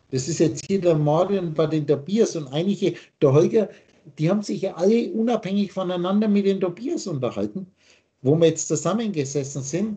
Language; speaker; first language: German; native; German